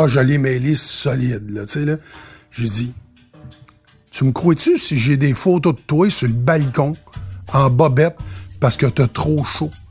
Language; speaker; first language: French; native; French